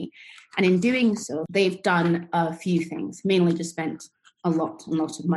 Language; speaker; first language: English; native; English